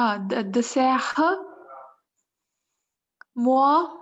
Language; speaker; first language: French; non-native, learner; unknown